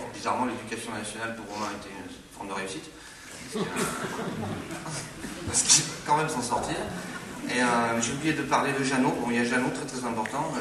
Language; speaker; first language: French; native; French